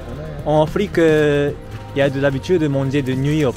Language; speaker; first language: French; non-native, learner; Japanese